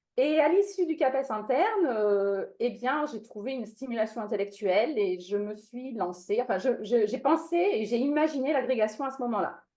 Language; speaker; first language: French; non-native, fluent; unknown